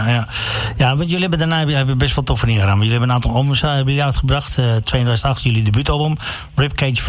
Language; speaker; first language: Dutch; native; Dutch